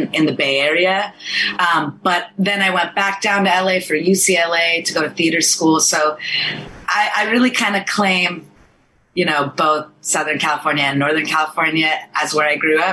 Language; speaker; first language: English; early bilingual, other home language; Persian